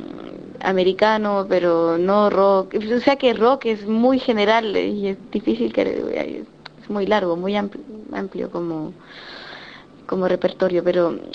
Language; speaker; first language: Spanish; non-native, fluent; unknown